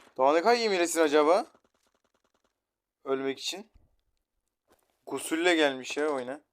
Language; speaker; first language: Turkish; native; Turkish